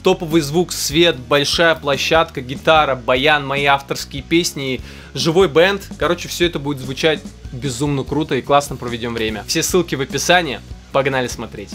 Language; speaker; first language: Russian; native; Russian